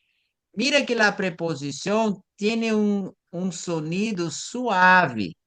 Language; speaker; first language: Spanish; non-native, learner; Portuguese